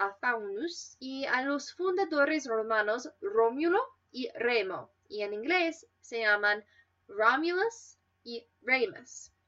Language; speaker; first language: Spanish; non-native, fluent; English